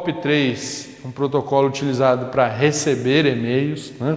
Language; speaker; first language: Portuguese; native; Portuguese